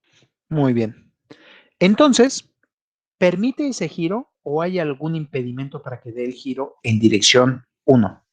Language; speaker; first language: Spanish; native; Spanish